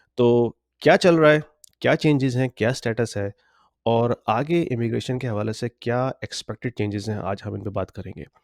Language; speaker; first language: Urdu; native; Urdu